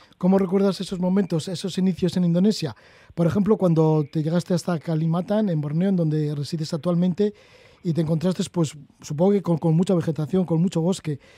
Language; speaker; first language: Spanish; native; Spanish